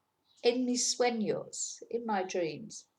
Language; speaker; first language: Spanish; non-native, fluent; English